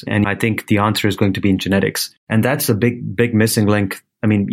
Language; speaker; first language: English; non-native, local second language; Hindi